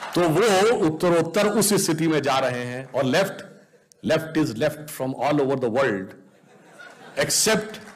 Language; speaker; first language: Hindi; native; Hindi